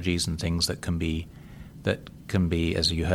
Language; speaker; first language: English; native; English